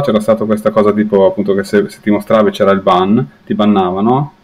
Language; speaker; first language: Italian; native; Italian